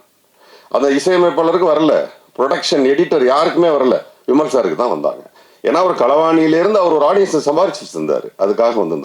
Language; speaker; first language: Tamil; native; Tamil